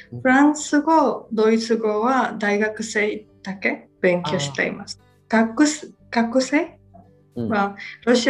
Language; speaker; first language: Japanese; non-native, learner; Georgian